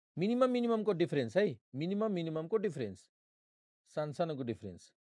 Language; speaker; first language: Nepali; non-native, local second language; Maithili